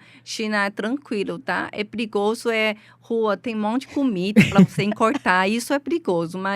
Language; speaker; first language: Portuguese; non-native, learner; Chinese